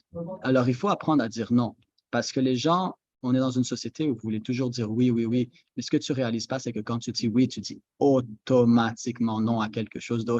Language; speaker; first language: French; native; French